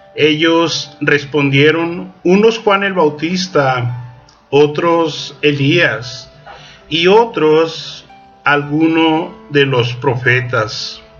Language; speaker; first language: Spanish; native; Spanish